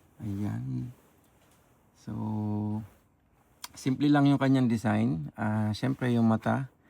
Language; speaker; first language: Filipino; native; Filipino